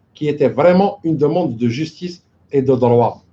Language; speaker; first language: French; non-native, local second language; Arabic